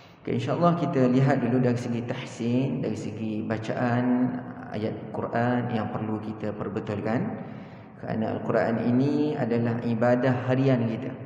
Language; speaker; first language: Malay; native; Malay